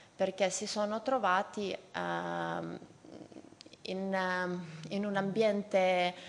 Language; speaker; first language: Italian; non-native, fluent; Ukrainian